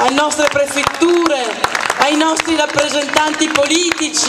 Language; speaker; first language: Italian; native; Italian